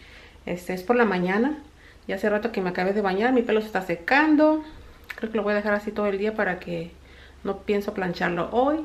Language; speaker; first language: Spanish; native; Spanish